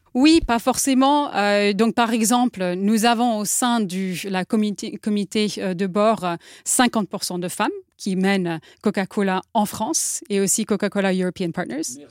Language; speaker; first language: French; non-native, fluent; English